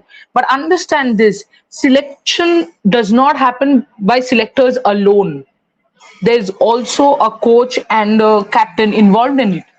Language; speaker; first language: English; non-native, local second language; Hindi